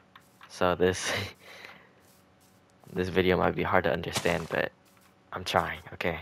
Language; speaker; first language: English; native; English